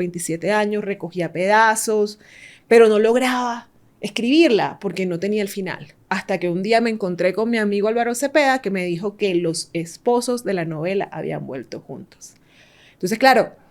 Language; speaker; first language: Spanish; native; Spanish